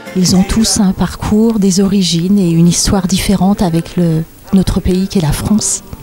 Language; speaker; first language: French; native; French